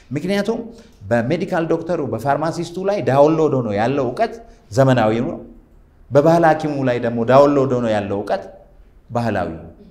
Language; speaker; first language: Amharic; native; Amharic